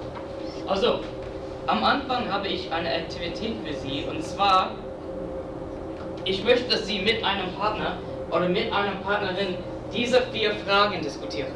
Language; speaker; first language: German; non-native, fluent; English